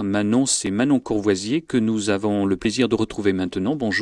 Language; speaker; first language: French; native; French